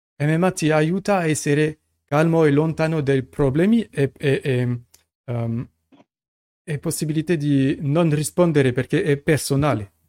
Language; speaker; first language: Italian; non-native, learner; French